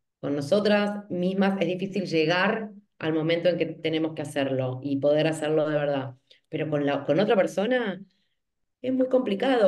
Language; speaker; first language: Spanish; native; Spanish